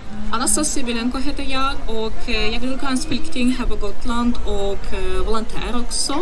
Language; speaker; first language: Swedish; non-native, learner; Ukrainian